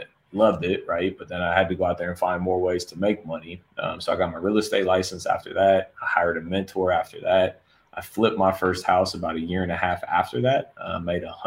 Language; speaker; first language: English; native; English